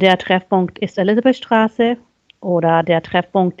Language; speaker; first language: German; non-native, fluent; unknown